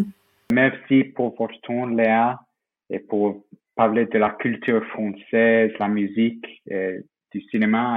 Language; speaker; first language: French; non-native, fluent; English